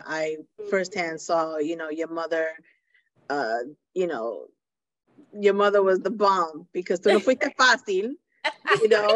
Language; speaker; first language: English; native; English